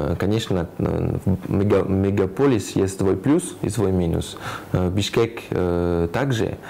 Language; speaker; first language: Russian; non-native, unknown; French